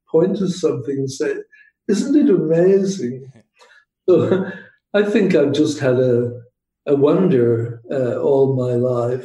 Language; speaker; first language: English; native; English